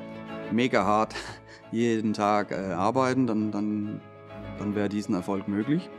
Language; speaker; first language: German; non-native, fluent; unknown